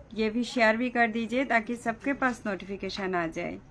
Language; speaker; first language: Hindi; non-native, local second language; Bangla